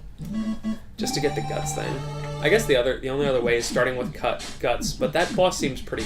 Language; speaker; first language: English; native; English